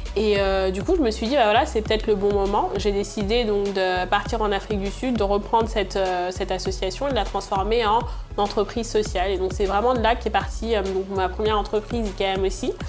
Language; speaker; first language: French; early bilingual, other home language; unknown